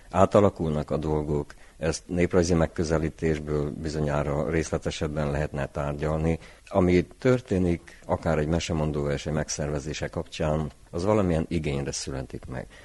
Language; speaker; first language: Hungarian; native; Hungarian